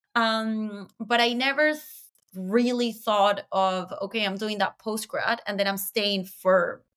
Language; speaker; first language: English; non-native, fluent; Spanish